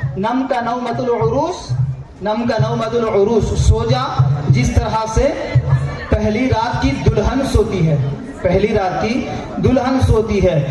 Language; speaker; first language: Urdu; native; Urdu